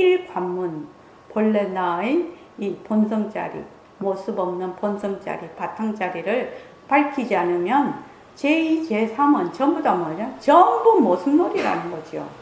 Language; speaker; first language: Korean; native; Korean